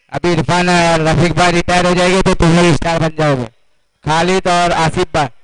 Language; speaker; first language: Hindi; native; Hindi